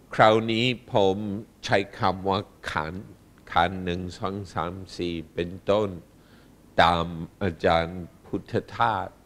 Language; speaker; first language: Thai; non-native, fluent; English